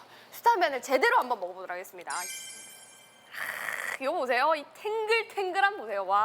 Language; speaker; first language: Korean; native; Korean